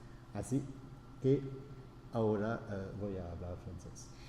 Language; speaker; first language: Spanish; non-native, fluent; French